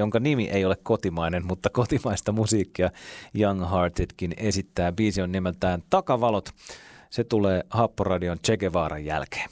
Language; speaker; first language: Finnish; native; Finnish